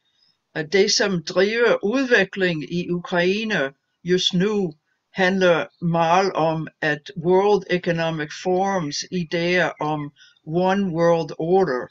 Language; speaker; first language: Danish; non-native, fluent; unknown